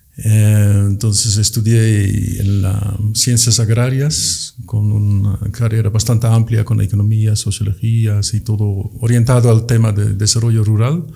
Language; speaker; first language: Spanish; non-native, fluent; Dutch